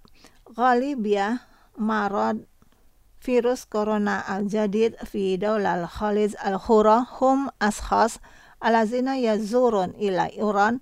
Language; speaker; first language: Arabic; non-native, fluent; Indonesian